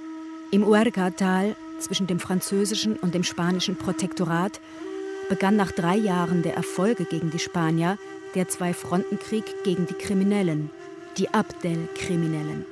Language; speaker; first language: German; native; German